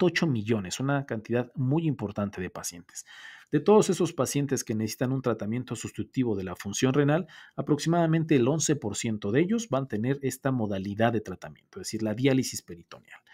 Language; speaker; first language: Spanish; native; Spanish